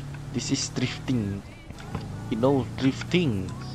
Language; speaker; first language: English; non-native, learner; Indonesian